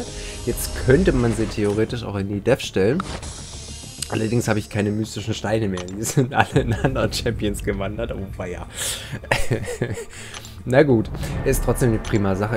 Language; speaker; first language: German; native; German